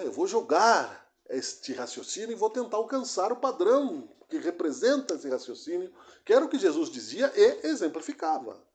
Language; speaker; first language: Portuguese; native; Portuguese